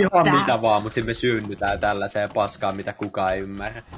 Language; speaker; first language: Finnish; native; Finnish